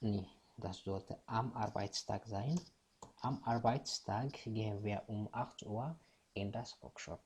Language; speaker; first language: German; non-native, fluent; Tigrinya